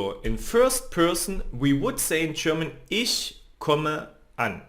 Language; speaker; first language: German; non-native, fluent; Spanish